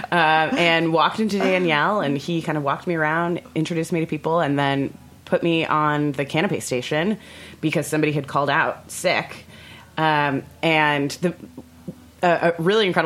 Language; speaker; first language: English; native; English